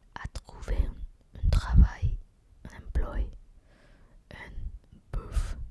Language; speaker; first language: French; non-native, learner; English